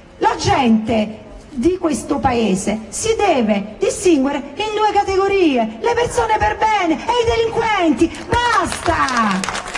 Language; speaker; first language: Italian; native; Italian